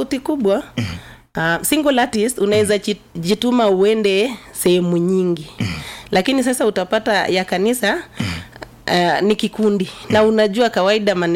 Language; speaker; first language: Swahili; non-native, local second language; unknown